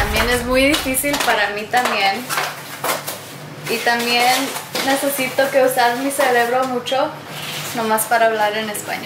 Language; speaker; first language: Spanish; early bilingual, heritage; English